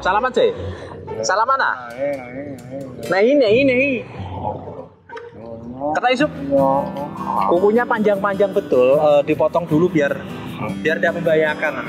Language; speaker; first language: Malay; non-native, local second language; Javanese